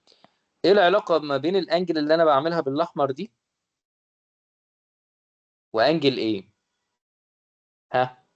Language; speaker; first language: Arabic; native; Arabic